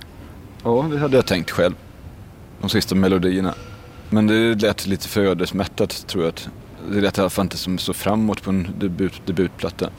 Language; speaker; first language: Swedish; native; Swedish